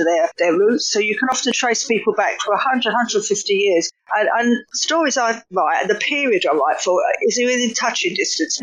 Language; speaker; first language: English; native; English